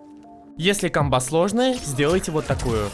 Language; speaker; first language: Russian; native; Russian